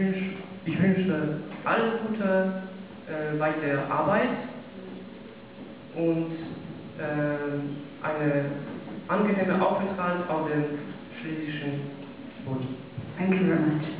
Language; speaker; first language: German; non-native, learner; Polish